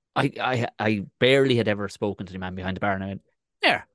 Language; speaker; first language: English; native; English